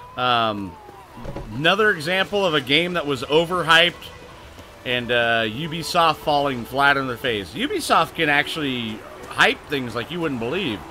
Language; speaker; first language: English; native; English